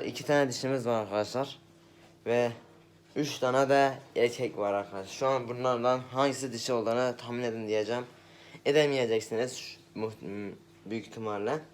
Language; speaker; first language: Turkish; native; Turkish